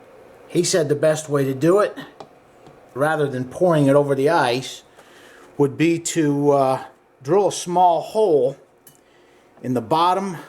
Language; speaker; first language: English; native; English